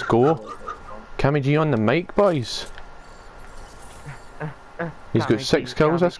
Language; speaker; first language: English; native; English